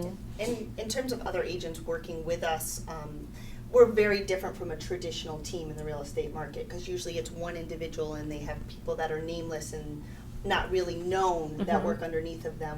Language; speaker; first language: English; native; English